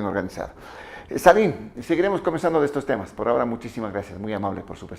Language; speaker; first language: Spanish; native; Spanish